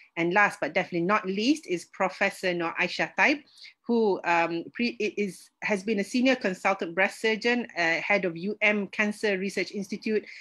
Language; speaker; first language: English; non-native, local second language; Malay